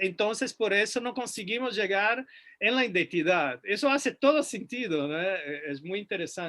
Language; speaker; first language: Spanish; non-native, fluent; Portuguese